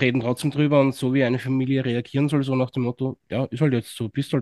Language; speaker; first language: German; native; German